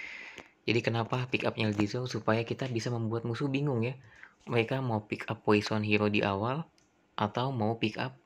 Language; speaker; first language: Indonesian; native; Indonesian